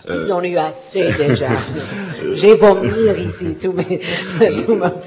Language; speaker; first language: French; non-native, learner; English